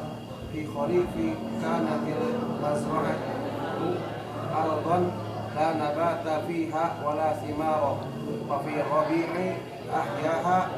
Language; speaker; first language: Arabic; non-native, learner; Indonesian